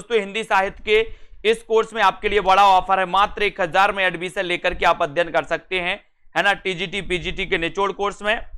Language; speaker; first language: Hindi; native; Hindi